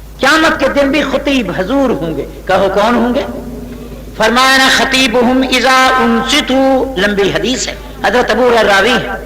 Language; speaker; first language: Urdu; non-native, local second language; Saraiki